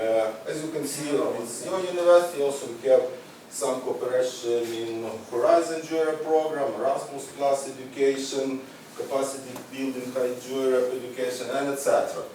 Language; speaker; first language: English; non-native, learner; Ukrainian